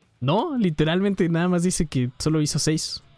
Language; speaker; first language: Spanish; native; Spanish